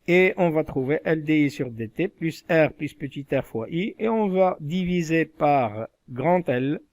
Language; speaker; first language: French; non-native, local second language; Arabic